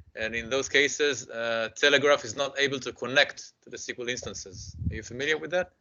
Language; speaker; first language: English; non-native, fluent; Hebrew